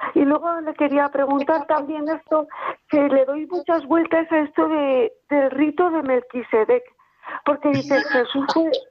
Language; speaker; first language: Spanish; native; Spanish